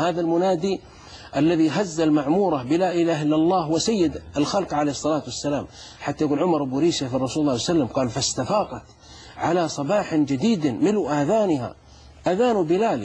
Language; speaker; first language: Arabic; native; Arabic